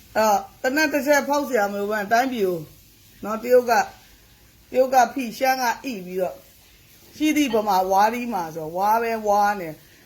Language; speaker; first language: Burmese; native; Burmese